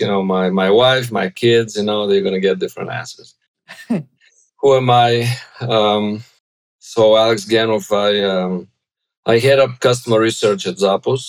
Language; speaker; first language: English; non-native, fluent; Bulgarian